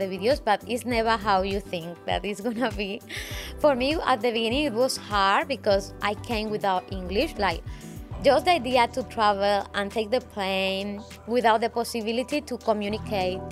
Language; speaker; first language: English; non-native, learner; Spanish